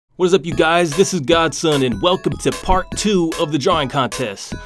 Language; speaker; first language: English; native; English